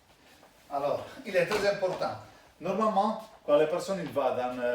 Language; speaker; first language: French; non-native, learner; Italian